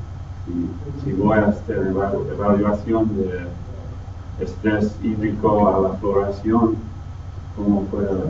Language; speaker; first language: Spanish; non-native, learner; English